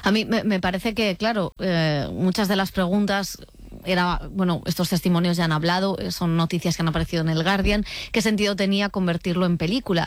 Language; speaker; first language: Spanish; native; Spanish